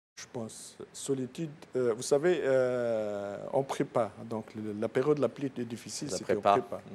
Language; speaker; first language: French; non-native, local second language; Arabic